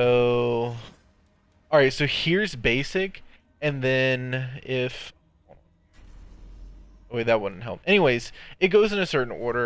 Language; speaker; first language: English; native; English